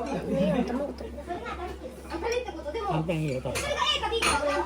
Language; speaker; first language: Japanese; native; Japanese